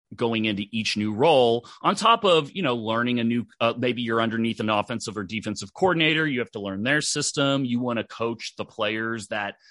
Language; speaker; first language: English; native; English